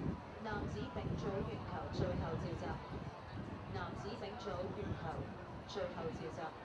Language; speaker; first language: Chinese; native; Chinese